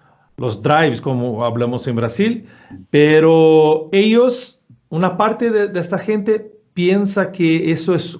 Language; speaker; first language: Spanish; non-native, fluent; Portuguese